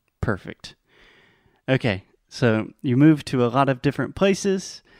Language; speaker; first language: English; non-native, fluent; Portuguese